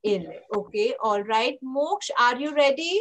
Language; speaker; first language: English; non-native, local second language; Hindi